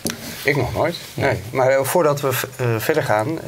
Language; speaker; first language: Dutch; native; Dutch